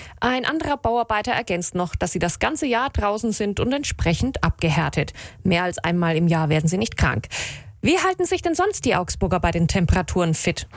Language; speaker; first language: German; native; German